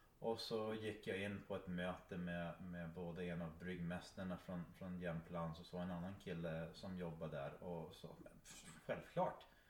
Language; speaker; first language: Swedish; non-native, fluent; English